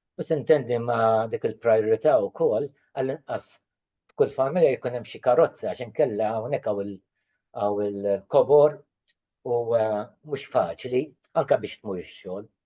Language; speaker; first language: Maltese; native; Maltese